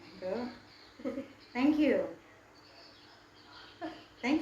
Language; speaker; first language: English; non-native, learner; Indonesian